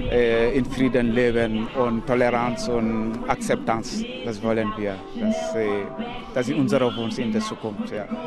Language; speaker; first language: German; non-native, learner; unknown